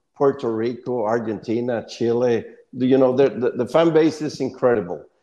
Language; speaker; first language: English; non-native, fluent; Spanish